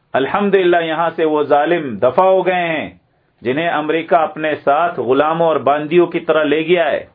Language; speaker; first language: Urdu; native; Urdu